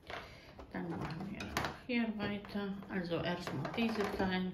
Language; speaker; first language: German; non-native, fluent; Croatian